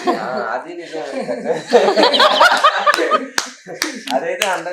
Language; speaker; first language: Telugu; native; Telugu